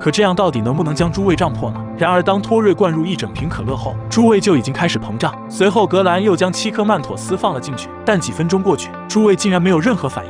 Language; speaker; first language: Chinese; native; Chinese